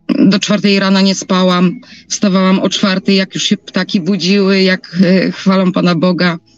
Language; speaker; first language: Polish; native; Polish